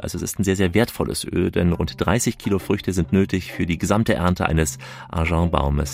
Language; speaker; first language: German; native; German